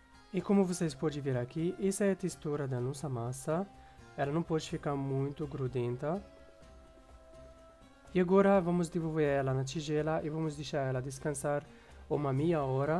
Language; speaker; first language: Portuguese; non-native, fluent; Arabic